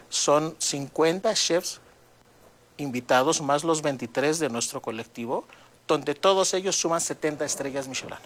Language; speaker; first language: Spanish; non-native, fluent; Greek